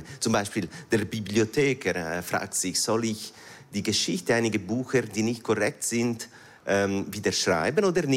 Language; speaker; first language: German; non-native, fluent; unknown